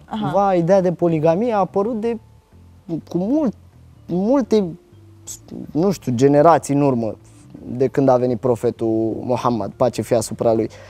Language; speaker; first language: Romanian; early bilingual, other home language; Arabic